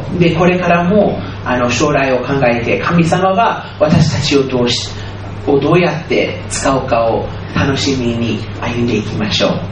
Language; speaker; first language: Japanese; non-native, fluent; English